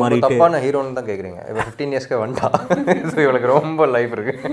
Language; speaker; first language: Tamil; non-native, local second language; Telugu